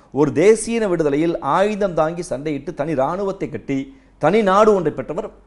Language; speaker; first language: Tamil; native; Tamil